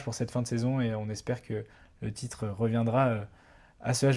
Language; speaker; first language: French; native; French